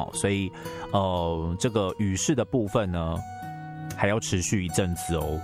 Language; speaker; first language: Chinese; native; Chinese